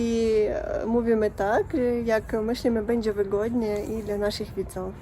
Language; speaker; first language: Polish; non-native, learner; Russian